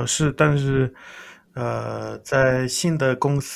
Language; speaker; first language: Chinese; non-native, learner; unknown